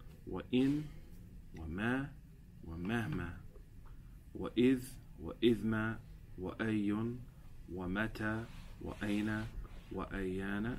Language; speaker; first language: Arabic; non-native, fluent; English